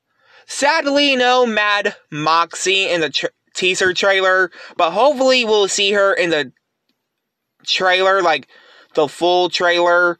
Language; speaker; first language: English; native; English